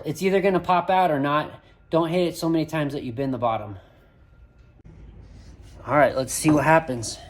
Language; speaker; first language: English; native; English